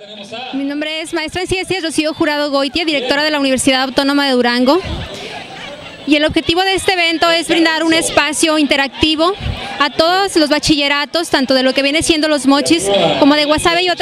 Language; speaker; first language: Spanish; native; Spanish